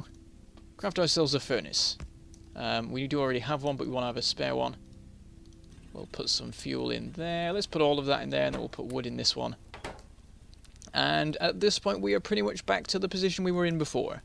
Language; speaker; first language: English; native; English